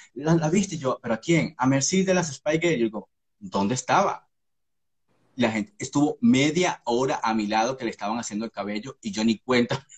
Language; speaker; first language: Spanish; native; Spanish